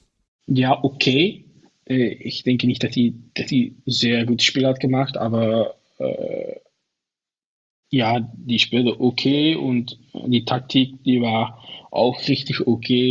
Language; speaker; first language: German; non-native, learner; Dutch